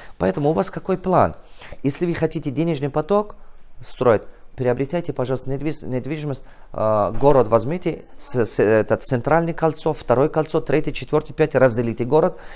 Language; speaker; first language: Russian; non-native, local second language; Tajik